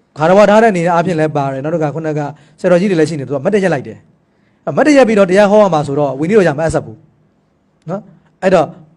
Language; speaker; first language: Burmese; native; Burmese